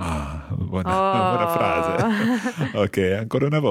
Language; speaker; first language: Italian; non-native, fluent; English